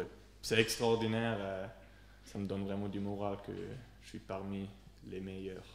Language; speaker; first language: French; non-native, local second language; Swiss German